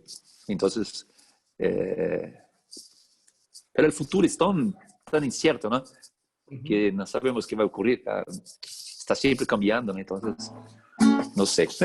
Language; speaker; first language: Spanish; non-native, fluent; Portuguese